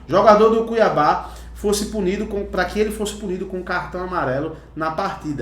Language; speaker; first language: Portuguese; native; Portuguese